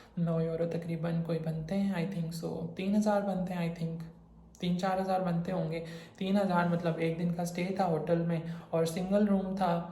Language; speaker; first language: Urdu; non-native, local second language; Saraiki